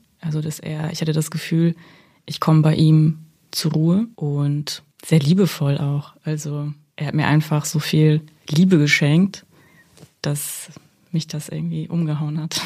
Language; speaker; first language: German; early bilingual, other home language; Russian